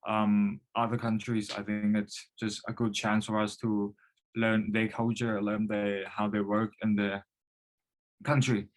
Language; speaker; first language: English; non-native, fluent; Thai